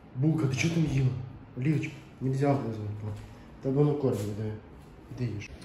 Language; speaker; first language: Ukrainian; non-native, local second language; Russian